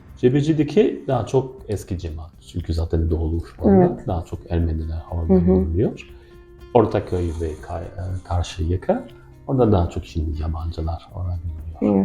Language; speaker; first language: Turkish; non-native, fluent; French